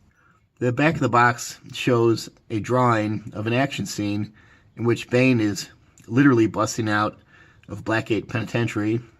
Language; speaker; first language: English; native; English